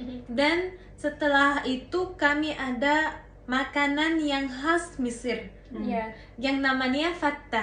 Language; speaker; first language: Indonesian; non-native, fluent; Arabic